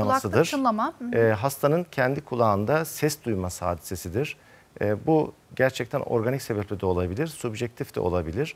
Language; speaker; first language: Turkish; native; Turkish